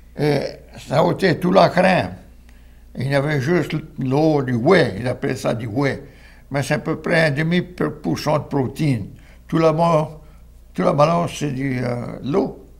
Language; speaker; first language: French; native; French